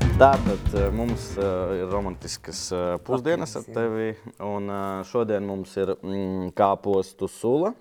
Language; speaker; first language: Latvian; non-native, local second language; Russian